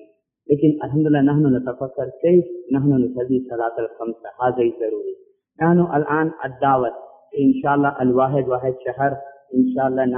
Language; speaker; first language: Arabic; non-native, learner; Urdu